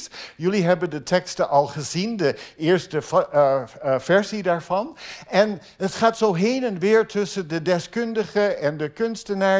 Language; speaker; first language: Dutch; non-native, fluent; English